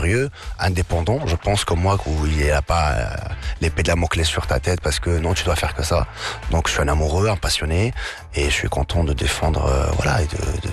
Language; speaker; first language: French; non-native, local second language; Arabic